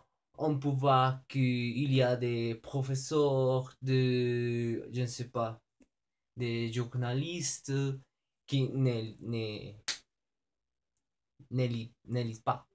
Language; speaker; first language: French; non-native, learner; Spanish